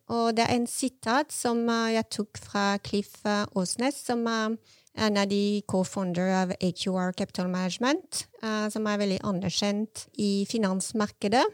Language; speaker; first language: Norwegian; non-native, fluent; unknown